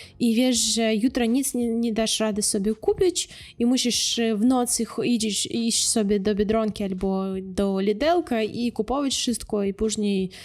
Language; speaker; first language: Polish; non-native, fluent; Russian